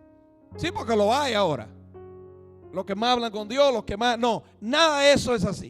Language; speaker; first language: Spanish; native; Spanish